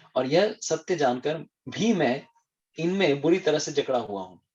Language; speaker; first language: Hindi; non-native, local second language; Bangla